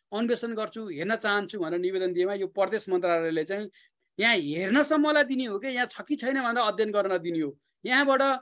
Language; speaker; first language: Nepali; native; Nepali